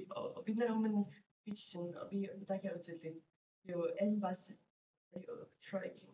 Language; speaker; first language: Mongolian; non-native, fluent; English